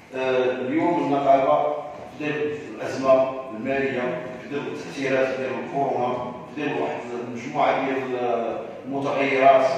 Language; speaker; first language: Arabic; native; Arabic